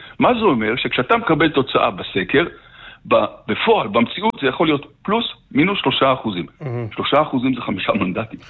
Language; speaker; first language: Hebrew; native; Hebrew